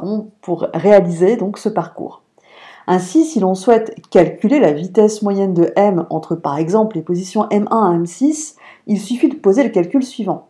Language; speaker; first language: French; native; French